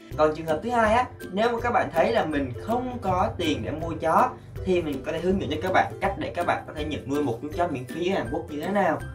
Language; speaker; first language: Vietnamese; native; Vietnamese